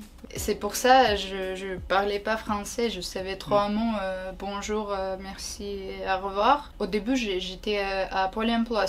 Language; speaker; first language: French; non-native, learner; Ukrainian